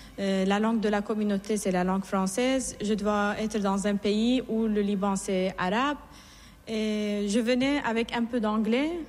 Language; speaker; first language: French; non-native, fluent; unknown